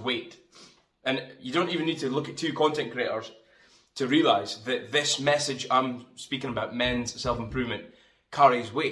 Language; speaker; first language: English; native; English